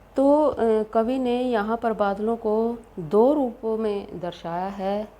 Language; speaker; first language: Hindi; native; Hindi